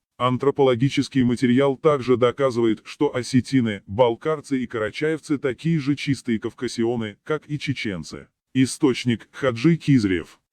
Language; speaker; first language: Russian; non-native, local second language; Chechen